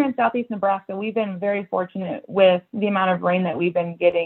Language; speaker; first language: English; native; English